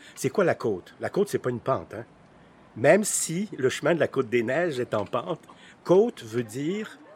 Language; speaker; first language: French; native; French